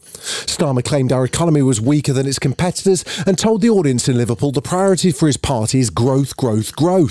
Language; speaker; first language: English; native; English